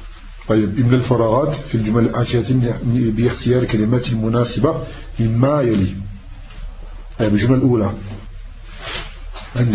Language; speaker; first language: Arabic; non-native, fluent; French